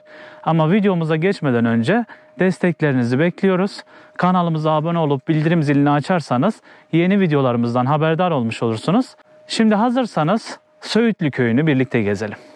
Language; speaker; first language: Turkish; native; Turkish